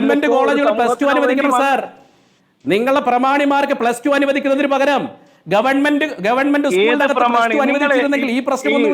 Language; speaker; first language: Malayalam; native; Malayalam